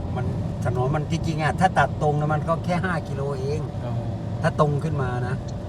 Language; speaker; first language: Thai; native; Thai